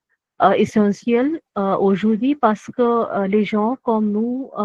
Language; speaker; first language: French; non-native, learner; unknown